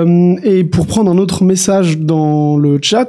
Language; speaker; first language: French; native; French